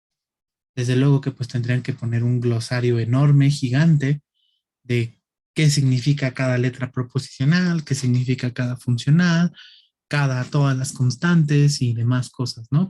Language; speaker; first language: Spanish; native; Spanish